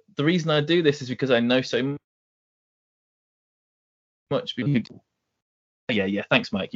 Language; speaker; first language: English; native; English